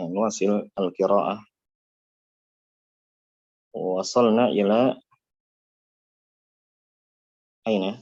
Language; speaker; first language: Arabic; non-native, fluent; Indonesian